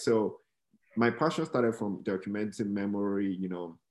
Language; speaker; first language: English; non-native, local second language; Yoruba